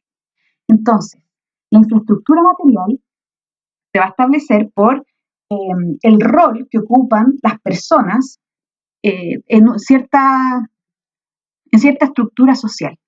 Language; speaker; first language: Spanish; native; Spanish